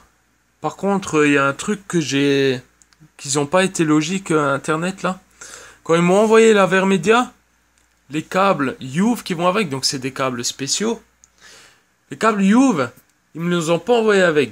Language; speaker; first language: French; native; French